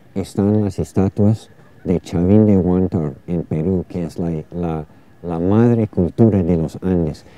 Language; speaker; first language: Spanish; non-native, fluent; English